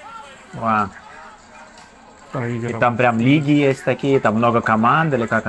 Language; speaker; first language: Russian; native; Russian